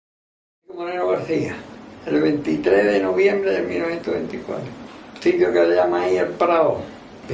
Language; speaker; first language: Spanish; native; Spanish